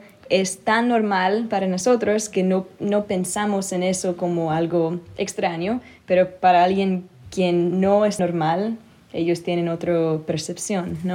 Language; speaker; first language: Spanish; early bilingual, other home language; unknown